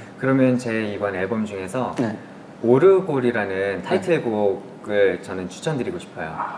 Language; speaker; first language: Korean; native; Korean